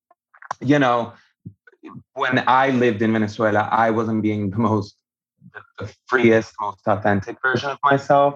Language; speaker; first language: English; non-native, fluent; Spanish